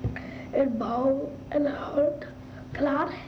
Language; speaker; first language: Dutch; early bilingual, other home language; Arabic